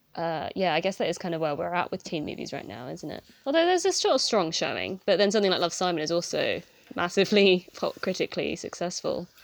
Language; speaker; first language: English; native; English